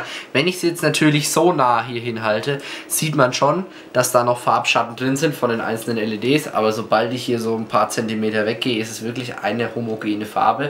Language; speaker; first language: German; native; German